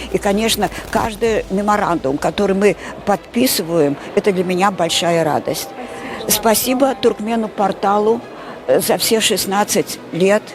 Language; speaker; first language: Russian; non-native, local second language; Turkmen